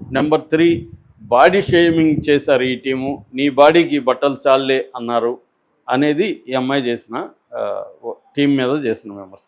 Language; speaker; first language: Telugu; native; Telugu